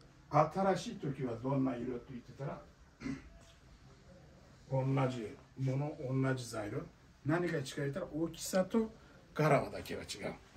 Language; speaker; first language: Japanese; non-native, fluent; Turkish